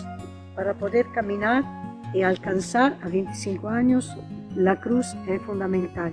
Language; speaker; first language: Portuguese; non-native, fluent; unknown